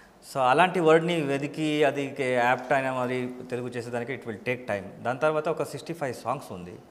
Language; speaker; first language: Telugu; non-native, learner; Kannada